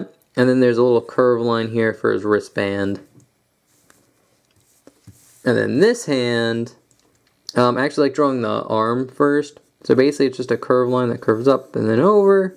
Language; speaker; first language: English; native; English